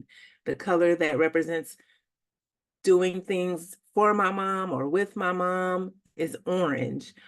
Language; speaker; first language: English; native; English